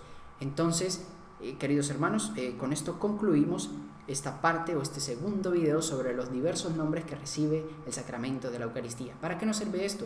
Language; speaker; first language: Spanish; native; Spanish